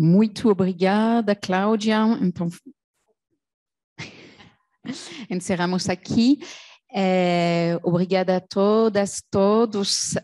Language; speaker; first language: Portuguese; non-native, fluent; French